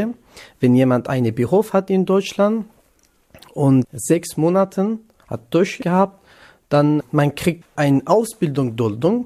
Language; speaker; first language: German; non-native, learner; Kurdish